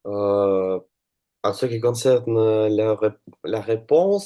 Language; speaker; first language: French; non-native, learner; Russian